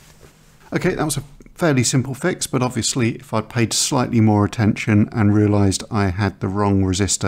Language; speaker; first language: English; native; English